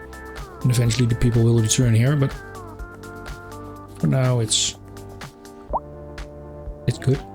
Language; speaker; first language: English; non-native, fluent; Dutch